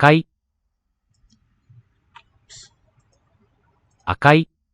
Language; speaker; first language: Japanese; non-native, learner; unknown